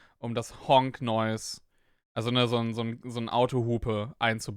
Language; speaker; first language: German; native; German